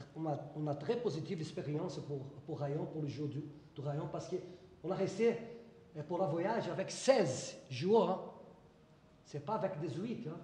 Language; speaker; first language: French; non-native, fluent; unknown